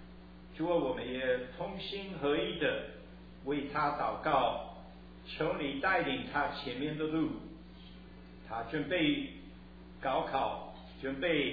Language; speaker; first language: Chinese; early bilingual, heritage; Chinese